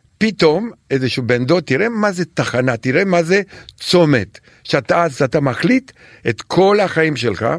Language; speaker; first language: Hebrew; non-native, fluent; Romanian